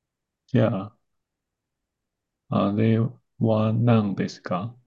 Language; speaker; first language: Japanese; non-native, learner; Chinese